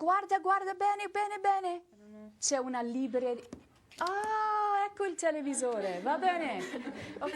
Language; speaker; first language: Italian; non-native, fluent; English